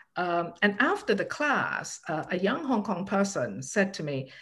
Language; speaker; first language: English; non-native, local second language; Cantonese